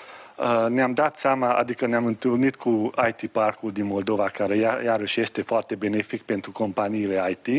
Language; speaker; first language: Romanian; non-native, local second language; Hungarian